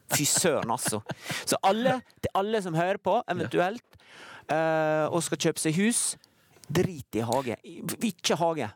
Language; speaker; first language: Norwegian; native; Norwegian